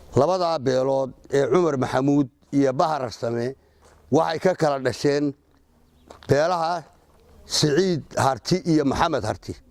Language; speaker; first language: Somali; native; Somali